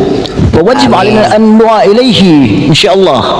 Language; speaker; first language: Arabic; non-native, learner; Indonesian